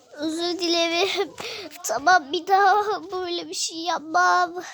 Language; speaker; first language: Turkish; native; Turkish